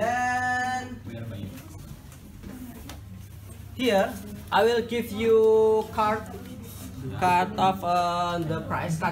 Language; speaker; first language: English; non-native, learner; Indonesian